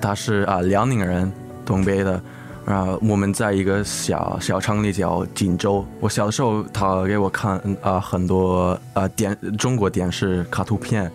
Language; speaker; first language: Chinese; early bilingual, heritage; English